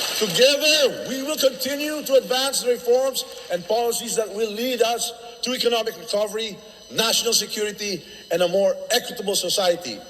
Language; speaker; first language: English; non-native, local second language; Filipino